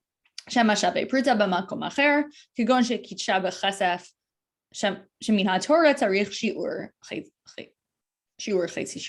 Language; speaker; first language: Hebrew; non-native, fluent; English